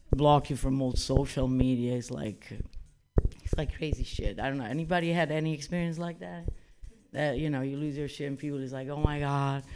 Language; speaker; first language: English; non-native, fluent; Italian